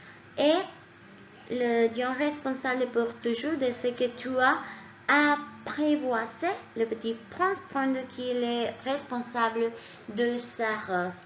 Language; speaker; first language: French; non-native, learner; Spanish